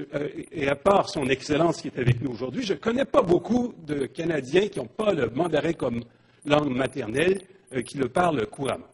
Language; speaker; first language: French; native; French